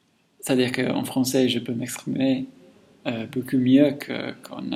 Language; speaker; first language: French; non-native, learner; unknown